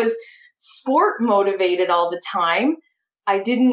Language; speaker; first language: English; native; English